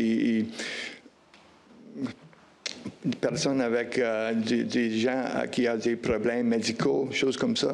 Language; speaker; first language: French; non-native, local second language; English